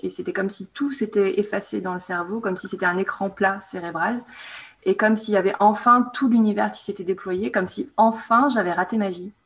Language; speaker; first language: French; native; French